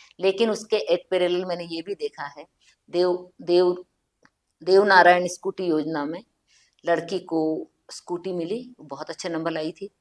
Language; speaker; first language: Hindi; native; Hindi